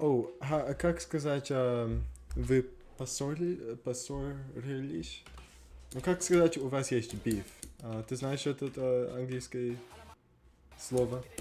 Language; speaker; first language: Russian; non-native, learner; English